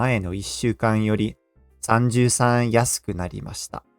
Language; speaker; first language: Japanese; non-native, fluent; English